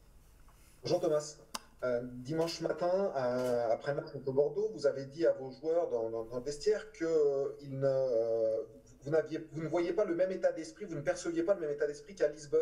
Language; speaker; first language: French; native; French